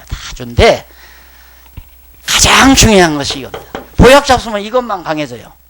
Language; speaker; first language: Korean; native; Korean